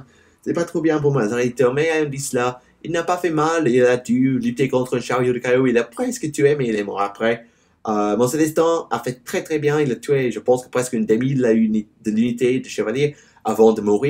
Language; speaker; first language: French; non-native, learner; English